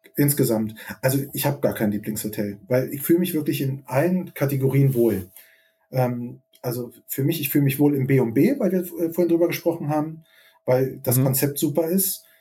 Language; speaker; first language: German; native; German